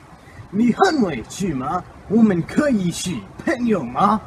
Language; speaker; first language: Chinese; non-native, learner; English